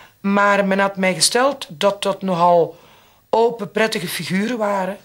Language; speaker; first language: Dutch; native; Dutch